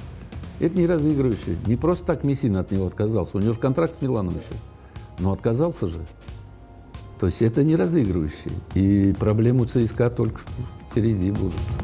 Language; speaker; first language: Russian; native; Russian